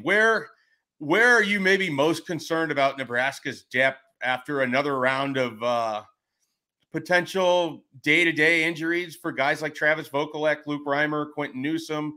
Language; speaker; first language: English; native; English